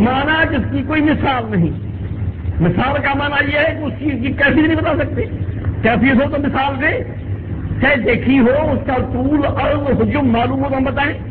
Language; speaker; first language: Urdu; non-native, local second language; Sindhi